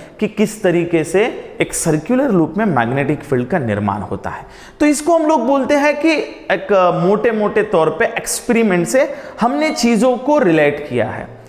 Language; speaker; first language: Hindi; non-native, local second language; Marathi